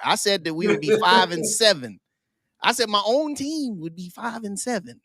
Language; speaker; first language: English; native; English